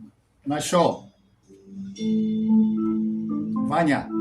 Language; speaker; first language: Russian; non-native, learner; English